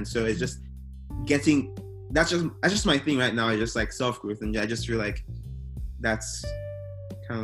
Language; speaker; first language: English; non-native, local second language; Igbo